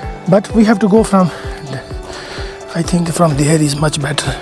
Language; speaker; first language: English; non-native, learner; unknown